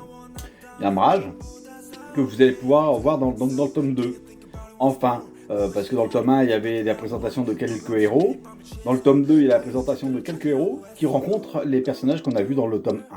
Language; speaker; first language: French; native; French